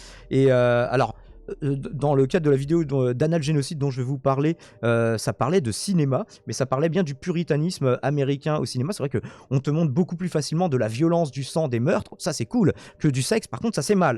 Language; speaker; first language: French; native; French